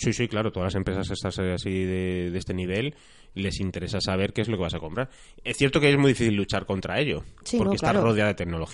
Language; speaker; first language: Spanish; native; Spanish